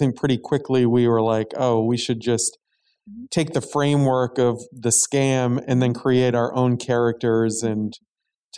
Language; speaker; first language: English; native; English